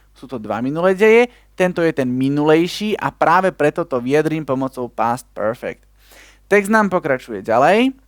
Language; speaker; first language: Slovak; native; Slovak